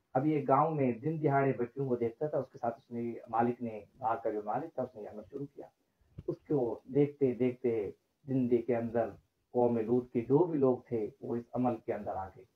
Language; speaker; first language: Urdu; non-native, local second language; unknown